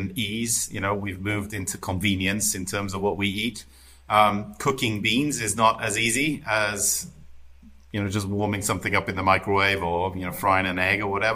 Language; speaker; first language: English; native; English